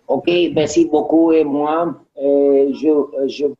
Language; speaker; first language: French; non-native, learner; Romanian